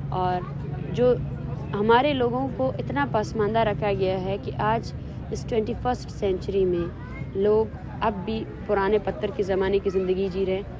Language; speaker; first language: Urdu; non-native, local second language; Baluchi